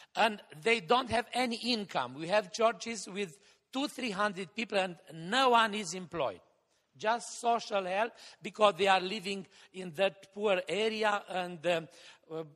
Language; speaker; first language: English; non-native, fluent; Romanian